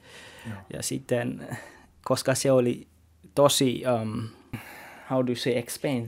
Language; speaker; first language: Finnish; non-native, learner; Tswana